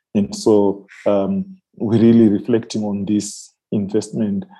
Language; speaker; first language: English; non-native, local second language; Shona